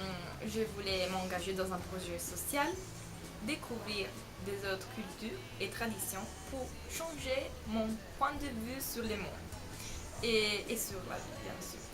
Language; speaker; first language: French; non-native, fluent; Italian